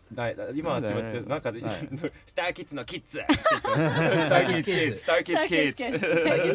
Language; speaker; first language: Japanese; native; Japanese